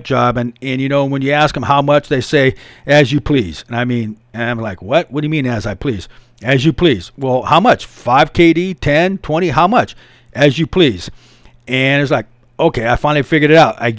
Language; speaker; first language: English; native; English